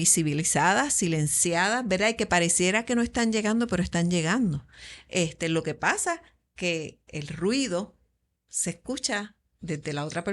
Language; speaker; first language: Spanish; native; Spanish